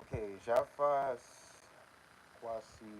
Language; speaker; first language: Portuguese; non-native, fluent; English